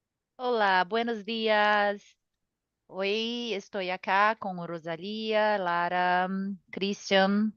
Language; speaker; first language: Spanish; non-native, learner; Portuguese